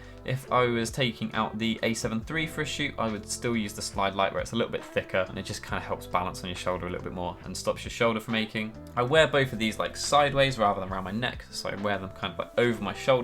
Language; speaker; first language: English; native; English